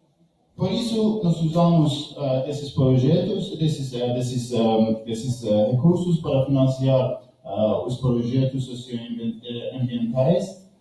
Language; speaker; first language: Portuguese; non-native, learner; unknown